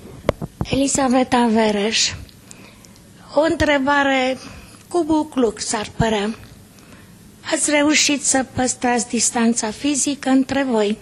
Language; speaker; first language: Romanian; native; Romanian